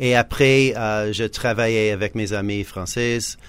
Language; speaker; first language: French; non-native, learner; English